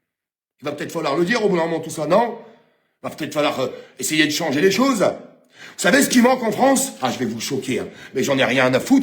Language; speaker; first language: French; native; French